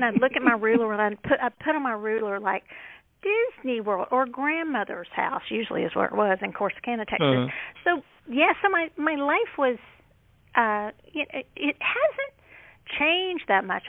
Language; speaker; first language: English; native; English